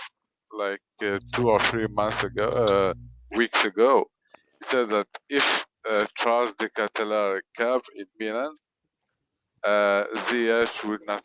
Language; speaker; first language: English; non-native, learner; French